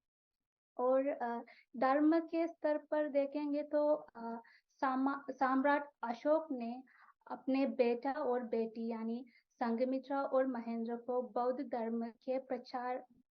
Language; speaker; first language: Hindi; non-native, fluent; Sinhala